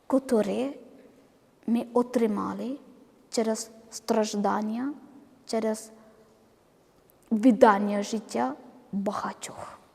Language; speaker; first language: Ukrainian; non-native, learner; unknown